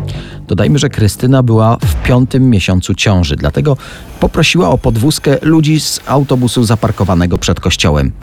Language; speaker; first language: Polish; native; Polish